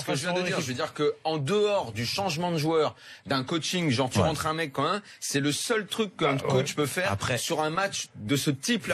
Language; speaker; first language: French; native; French